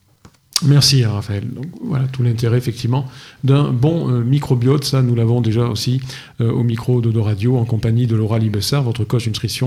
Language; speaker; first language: French; native; French